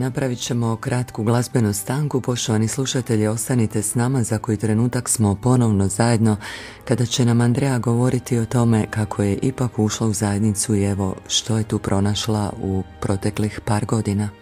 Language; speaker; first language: Croatian; native; Croatian